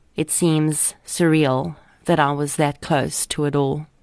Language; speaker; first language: English; native; English